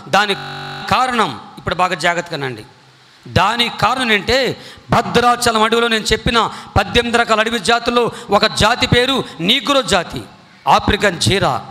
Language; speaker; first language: Telugu; non-native, local second language; Koya